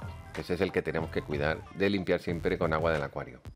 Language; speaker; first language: Spanish; native; Spanish